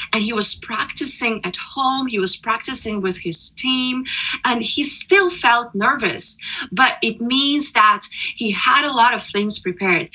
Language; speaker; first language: English; non-native, fluent; Russian